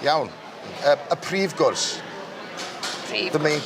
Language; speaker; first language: Welsh; native; Welsh